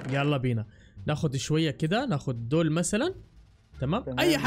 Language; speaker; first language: Arabic; native; Arabic